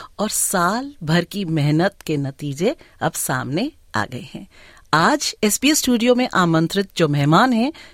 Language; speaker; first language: Hindi; native; Hindi